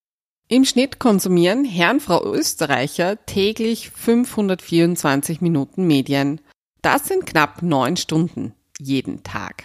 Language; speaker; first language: German; native; German